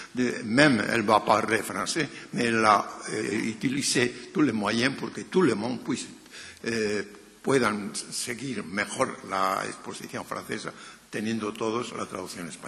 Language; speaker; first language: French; non-native, fluent; Spanish